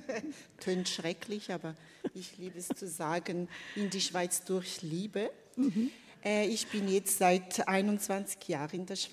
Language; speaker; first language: German; non-native, fluent; Malagasy